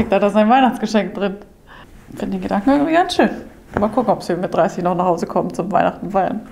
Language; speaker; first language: German; native; German